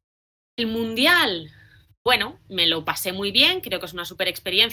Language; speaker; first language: Spanish; native; Spanish